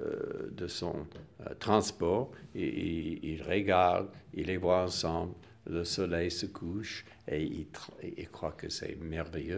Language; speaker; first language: French; non-native, fluent; English